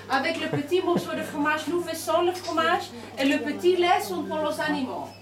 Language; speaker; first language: French; non-native, learner; Dutch